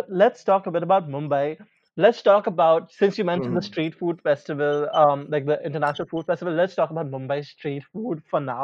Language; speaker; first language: English; non-native, local second language; Hindi